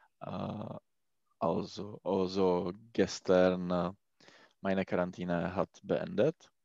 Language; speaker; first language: German; non-native, learner; Czech